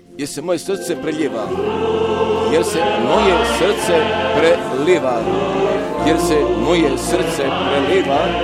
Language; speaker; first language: Croatian; non-native, fluent; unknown